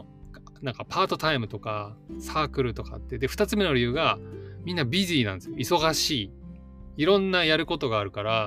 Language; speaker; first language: Japanese; native; Japanese